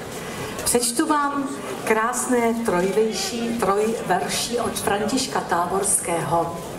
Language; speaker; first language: Czech; native; Czech